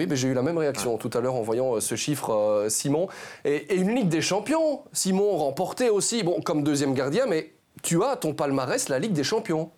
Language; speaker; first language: French; native; French